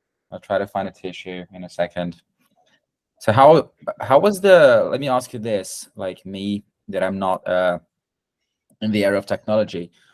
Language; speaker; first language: English; non-native, fluent; Portuguese